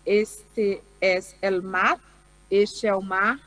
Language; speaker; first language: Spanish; non-native, learner; Portuguese